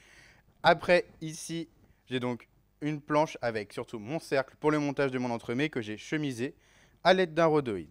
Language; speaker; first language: French; native; French